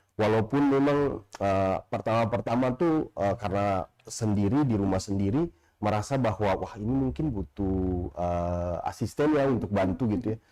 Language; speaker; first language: Indonesian; native; Indonesian